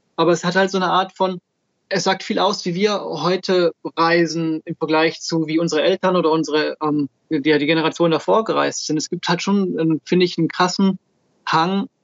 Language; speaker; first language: German; native; German